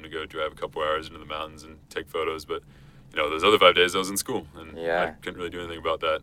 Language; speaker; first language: English; native; English